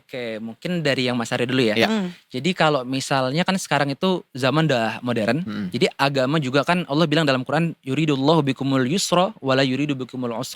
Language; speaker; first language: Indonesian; native; Indonesian